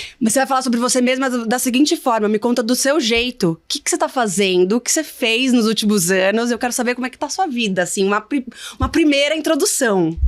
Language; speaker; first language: Portuguese; native; Portuguese